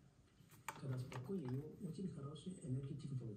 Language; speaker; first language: Russian; non-native, learner; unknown